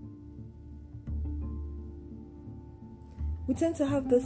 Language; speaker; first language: English; non-native, local second language; Yoruba